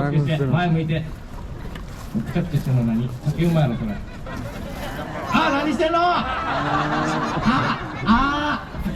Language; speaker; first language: Japanese; native; Japanese